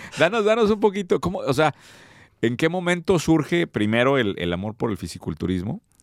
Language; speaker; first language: Spanish; native; Spanish